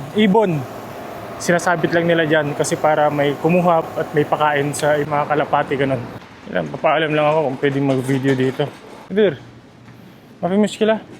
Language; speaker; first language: Filipino; non-native, local second language; Iloko